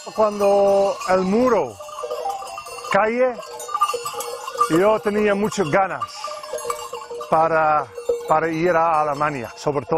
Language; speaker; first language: Spanish; non-native, learner; Dutch